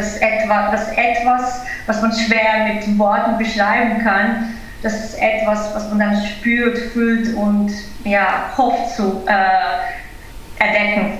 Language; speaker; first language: German; non-native, fluent; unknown